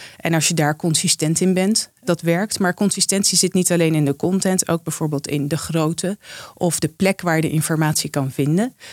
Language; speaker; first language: Dutch; native; Dutch